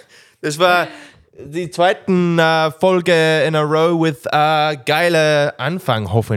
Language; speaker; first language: German; non-native, learner; English